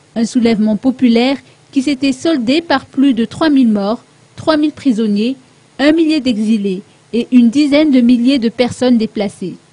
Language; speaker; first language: French; non-native, local second language; Malagasy